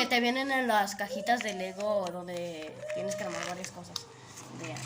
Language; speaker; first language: Spanish; native; Spanish